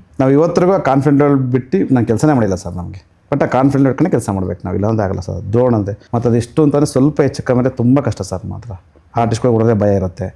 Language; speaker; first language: Kannada; native; Kannada